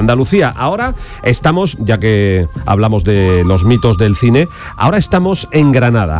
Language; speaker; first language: Spanish; native; Spanish